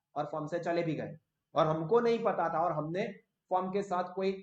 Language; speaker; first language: Hindi; non-native, local second language; Gujarati